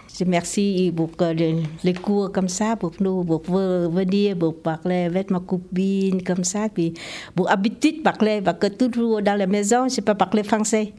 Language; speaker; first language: French; non-native, learner; Vietnamese